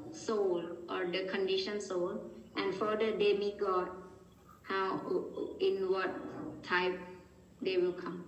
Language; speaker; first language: English; non-native, fluent; Thai